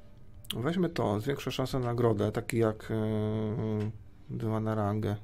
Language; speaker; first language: Polish; native; Polish